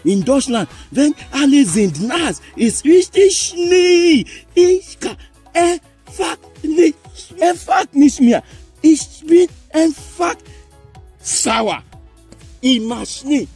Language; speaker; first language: German; non-native, learner; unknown